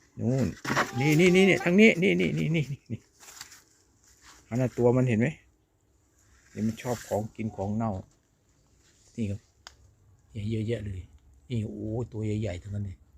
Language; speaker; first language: Thai; native; Thai